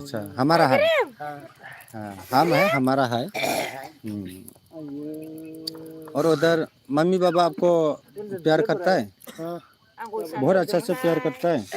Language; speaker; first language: Hindi; non-native, local second language; Bodo